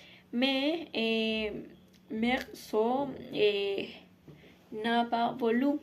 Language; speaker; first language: French; non-native, learner; Spanish